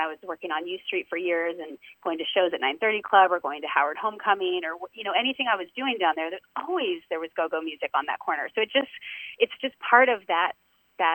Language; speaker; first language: English; native; English